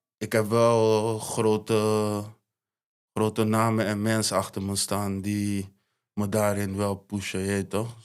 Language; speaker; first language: Dutch; early bilingual, other home language; Papiamento